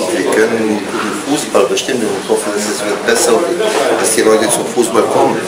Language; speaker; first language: German; non-native, learner; Croatian